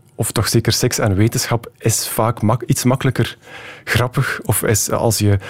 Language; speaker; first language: Dutch; native; Dutch